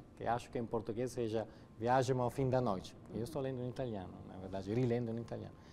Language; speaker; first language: Portuguese; non-native, fluent; Italian